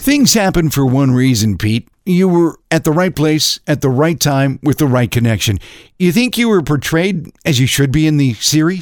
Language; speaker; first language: English; early bilingual, other home language; Spanish